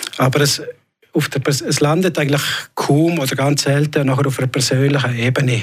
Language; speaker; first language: German; native; German